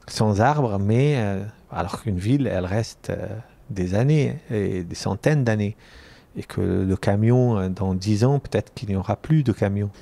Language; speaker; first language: French; non-native, local second language; Arabic